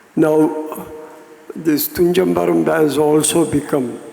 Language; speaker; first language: English; non-native, local second language; Malayalam